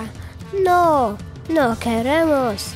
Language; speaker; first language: Spanish; non-native, learner; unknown